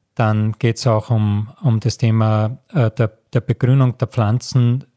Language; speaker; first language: German; native; German